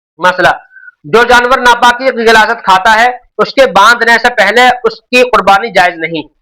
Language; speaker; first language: Urdu; native; Urdu